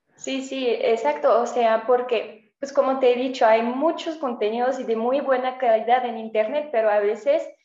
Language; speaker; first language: Spanish; non-native, fluent; French